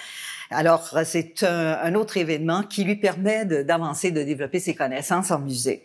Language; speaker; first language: French; native; French